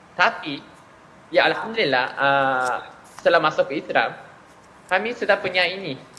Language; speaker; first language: Malay; non-native, fluent; Japanese